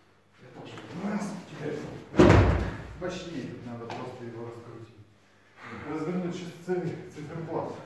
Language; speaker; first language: Russian; native; Russian